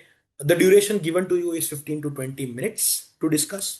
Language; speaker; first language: English; non-native, local second language; Hindi